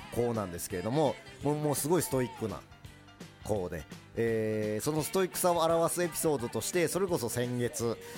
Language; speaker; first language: Japanese; early bilingual, other home language; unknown